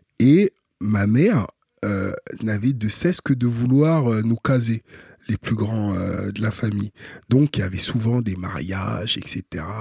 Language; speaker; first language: French; early bilingual, other home language; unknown